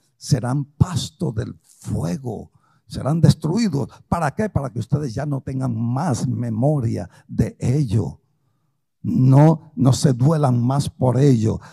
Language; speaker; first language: Spanish; early bilingual, other home language; Portuguese